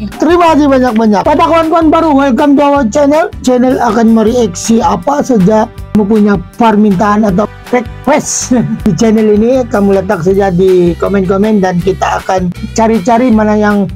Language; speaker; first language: Malay; non-native, fluent; Filipino